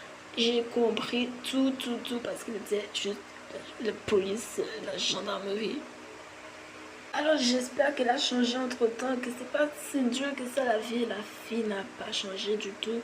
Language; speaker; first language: French; native; French